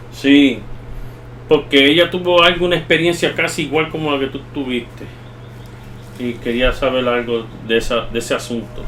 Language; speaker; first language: Spanish; early bilingual, heritage; Spanish